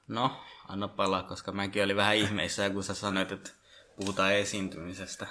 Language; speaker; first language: Finnish; early bilingual, other home language; Bangla